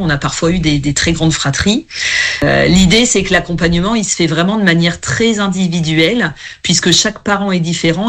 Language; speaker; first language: French; native; French